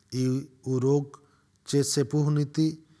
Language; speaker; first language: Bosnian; non-native, learner; Urdu